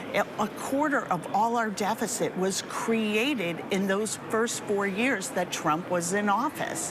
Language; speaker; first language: English; native; English